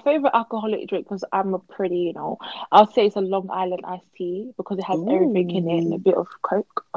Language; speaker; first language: English; native; English